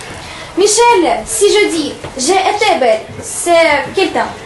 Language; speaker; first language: French; non-native, learner; Russian